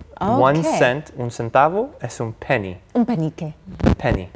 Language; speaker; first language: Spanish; non-native, fluent; English